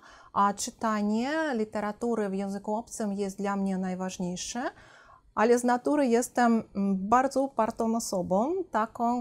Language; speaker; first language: Polish; non-native, fluent; Russian